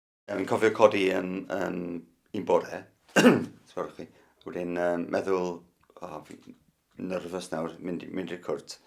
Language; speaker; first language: Welsh; non-native, learner; English